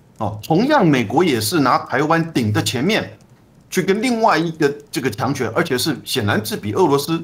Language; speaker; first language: Chinese; native; Chinese